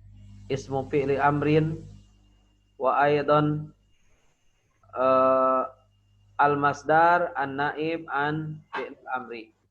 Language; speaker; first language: Arabic; non-native, fluent; Indonesian